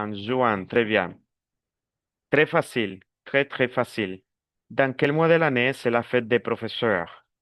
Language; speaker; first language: French; non-native, fluent; Spanish